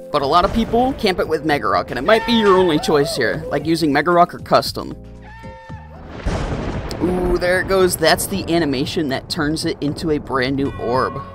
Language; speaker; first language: English; native; English